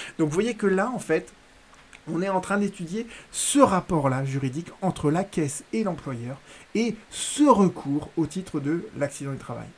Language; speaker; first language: French; native; French